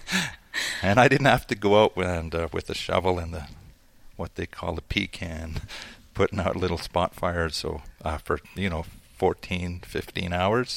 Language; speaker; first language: English; non-native, fluent; Cree